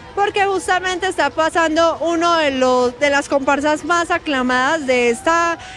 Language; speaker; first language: Spanish; native; Spanish